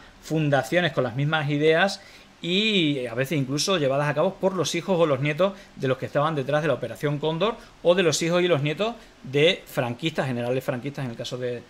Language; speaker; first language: Spanish; native; Spanish